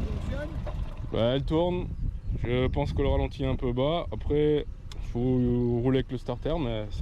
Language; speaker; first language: French; native; French